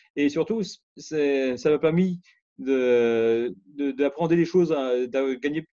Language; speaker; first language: French; native; French